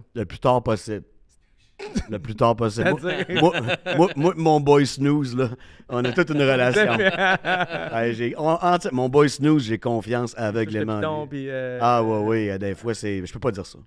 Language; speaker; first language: French; native; French